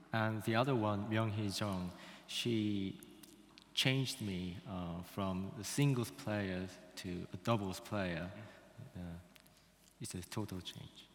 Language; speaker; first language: English; non-native, fluent; Korean